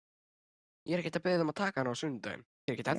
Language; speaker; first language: Icelandic; native; Icelandic